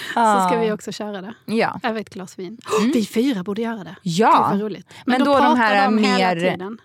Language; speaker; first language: Swedish; native; Swedish